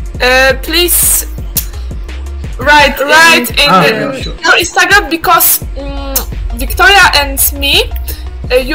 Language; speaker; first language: English; non-native, learner; Polish